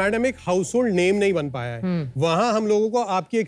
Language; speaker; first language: Hindi; native; Hindi